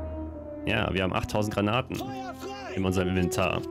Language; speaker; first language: German; native; German